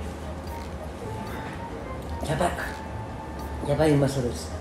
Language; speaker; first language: Japanese; native; Japanese